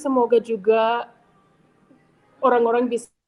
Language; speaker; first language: Indonesian; non-native, fluent; English